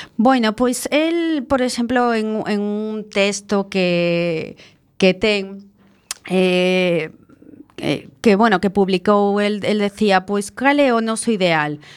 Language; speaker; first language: Galician; non-native, local second language; Spanish